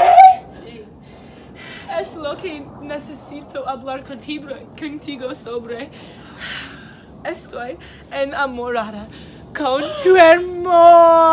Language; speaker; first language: Spanish; non-native, learner; English